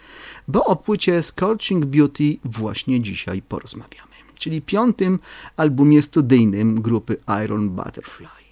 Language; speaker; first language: Polish; native; Polish